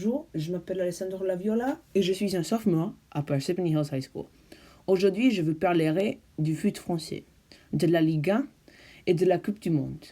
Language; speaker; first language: French; non-native, learner; English